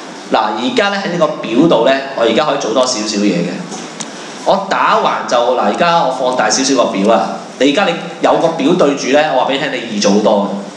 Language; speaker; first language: Cantonese; native; Cantonese